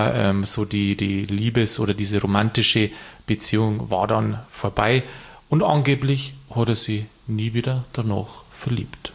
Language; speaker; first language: German; native; German